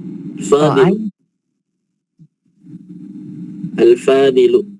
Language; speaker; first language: Arabic; non-native, fluent; Indonesian